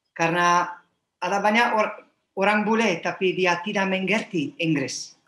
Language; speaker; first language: Indonesian; non-native, learner; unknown